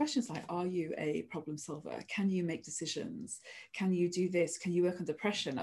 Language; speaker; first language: English; native; English